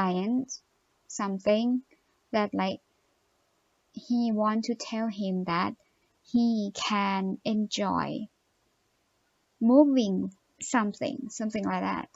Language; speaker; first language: English; non-native, learner; Thai